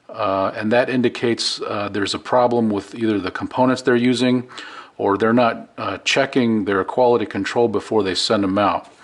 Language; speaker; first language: English; native; English